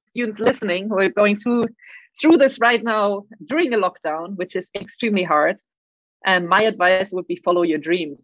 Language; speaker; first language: English; non-native, fluent; German